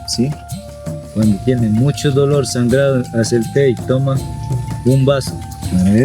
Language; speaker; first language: Spanish; non-native, local second language; Quechua